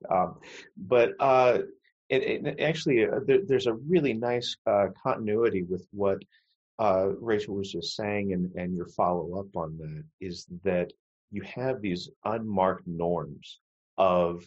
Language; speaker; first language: English; native; English